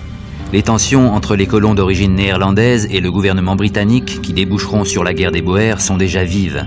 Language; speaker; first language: French; native; French